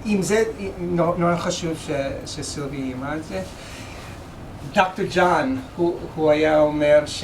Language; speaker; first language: Hebrew; non-native, fluent; English